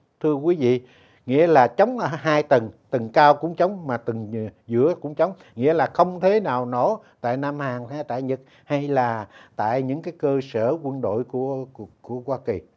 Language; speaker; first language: Vietnamese; native; Vietnamese